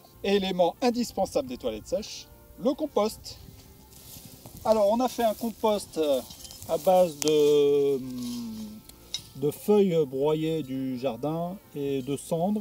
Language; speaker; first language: French; native; French